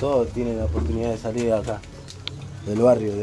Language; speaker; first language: Spanish; native; Spanish